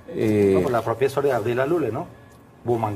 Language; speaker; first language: Spanish; native; Spanish